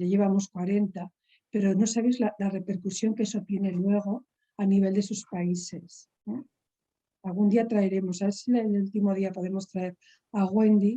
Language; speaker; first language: Spanish; native; Spanish